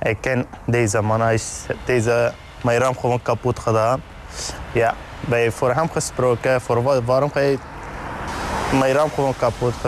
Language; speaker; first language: Dutch; non-native, learner; Arabic